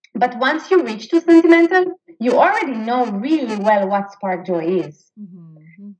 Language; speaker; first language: English; non-native, fluent; Hebrew